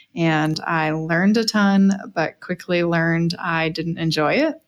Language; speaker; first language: English; native; English